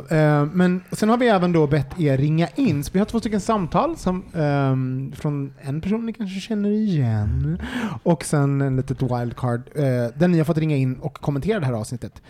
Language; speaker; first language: Swedish; native; Swedish